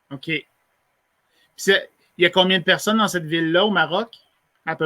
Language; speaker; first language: French; native; French